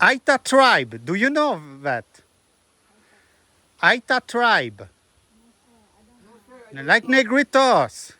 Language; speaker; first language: English; non-native, learner; French